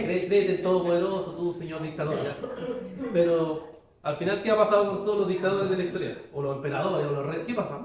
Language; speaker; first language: Spanish; native; Spanish